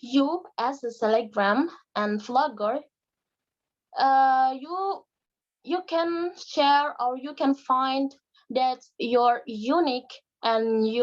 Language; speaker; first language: English; non-native, learner; Indonesian